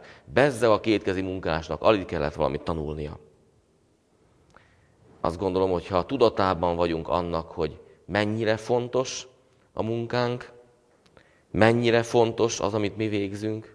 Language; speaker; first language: Hungarian; native; Hungarian